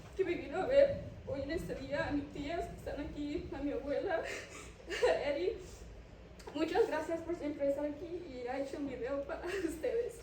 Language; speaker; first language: Spanish; early bilingual, heritage; Spanish